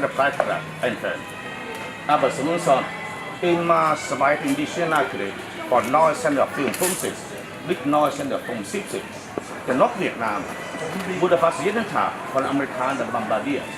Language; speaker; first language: German; non-native, learner; Vietnamese